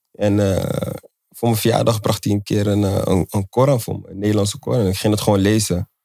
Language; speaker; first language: Dutch; native; Dutch